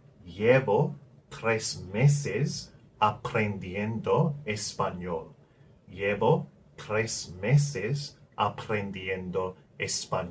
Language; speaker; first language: Spanish; non-native, learner; English